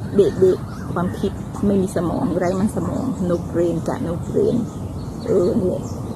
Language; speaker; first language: Thai; non-native, local second language; Northern Khmer